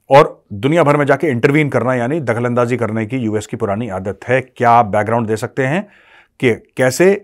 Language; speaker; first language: Hindi; native; Hindi